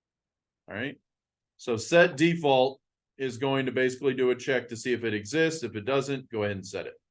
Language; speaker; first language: English; native; English